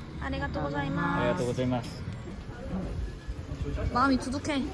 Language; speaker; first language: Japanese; non-native, learner; Korean